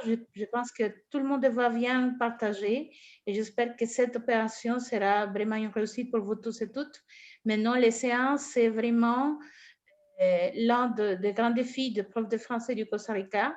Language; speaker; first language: French; non-native, fluent; Spanish